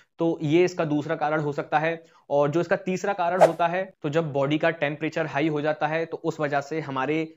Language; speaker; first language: Hindi; native; Hindi